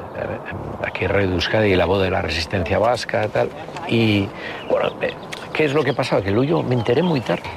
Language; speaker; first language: Spanish; native; Spanish